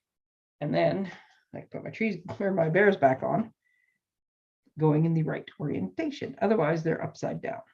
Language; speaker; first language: English; native; English